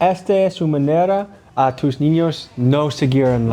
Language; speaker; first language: Spanish; non-native, learner; English